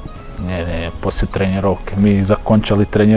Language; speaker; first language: Russian; non-native, learner; Croatian